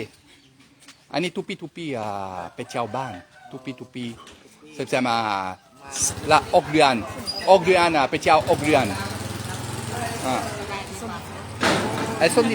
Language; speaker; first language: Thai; non-native, learner; French